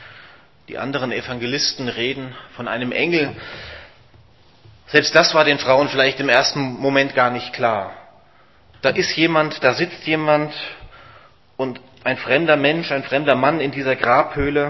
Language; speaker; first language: German; native; German